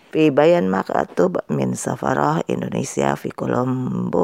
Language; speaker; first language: Arabic; non-native, fluent; Indonesian